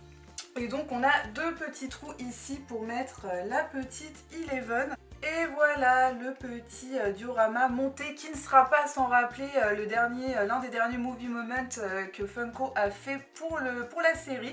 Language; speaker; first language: French; native; French